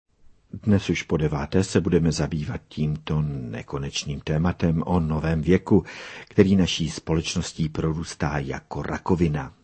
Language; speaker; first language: Czech; native; Czech